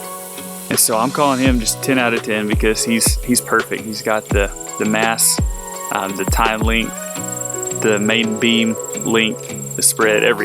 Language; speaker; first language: English; native; English